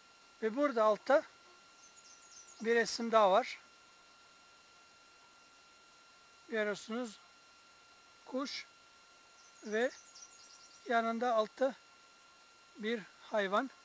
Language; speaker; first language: Turkish; non-native, fluent; English